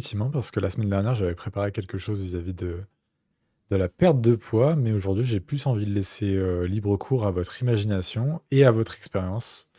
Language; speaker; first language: French; native; French